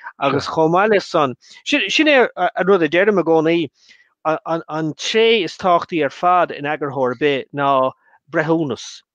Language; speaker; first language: Irish; non-native, local second language; English